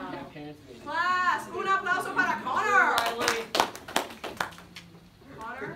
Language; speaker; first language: Spanish; non-native, fluent; English